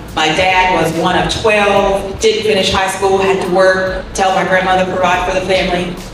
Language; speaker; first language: English; native; English